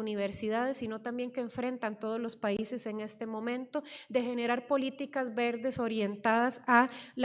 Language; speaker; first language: Spanish; native; Spanish